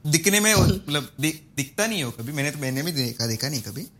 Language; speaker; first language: Hindi; non-native, local second language; Marathi